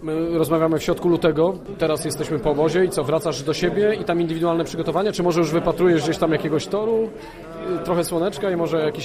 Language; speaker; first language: Polish; native; Polish